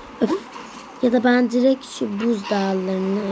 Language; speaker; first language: Turkish; native; Turkish